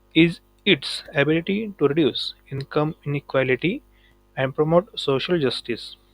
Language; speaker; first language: English; non-native, local second language; Marathi